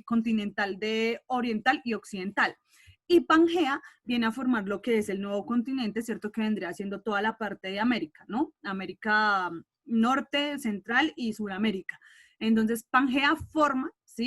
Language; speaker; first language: Spanish; native; Spanish